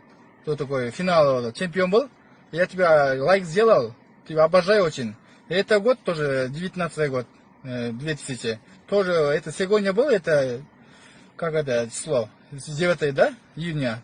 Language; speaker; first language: Russian; non-native, learner; Kyrgyz